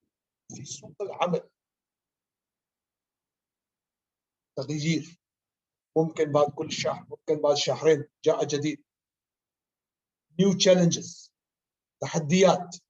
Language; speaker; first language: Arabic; non-native, learner; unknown